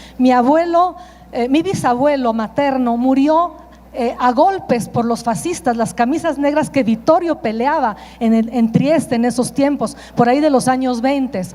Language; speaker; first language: Spanish; non-native, fluent; Italian